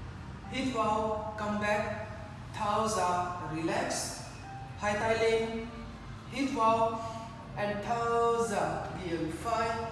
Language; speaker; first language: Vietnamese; non-native, learner; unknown